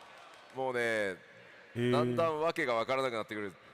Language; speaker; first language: Japanese; native; Japanese